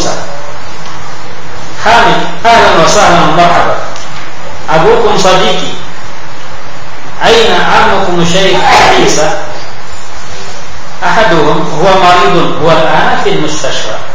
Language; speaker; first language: Arabic; non-native, fluent; Indonesian